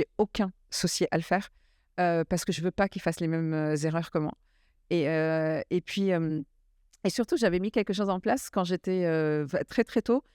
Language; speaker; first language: French; early bilingual, other home language; Arabic